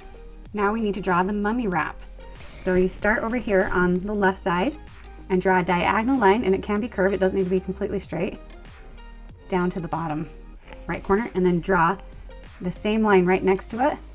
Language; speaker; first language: English; native; English